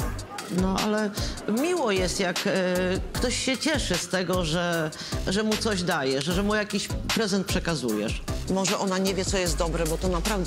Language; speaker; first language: Polish; native; Polish